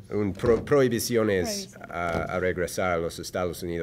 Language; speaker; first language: Spanish; non-native, learner; English